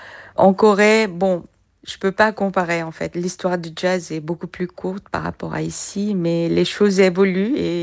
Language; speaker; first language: French; non-native, fluent; Korean